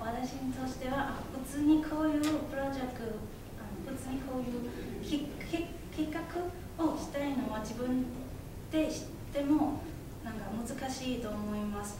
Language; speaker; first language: Japanese; non-native, fluent; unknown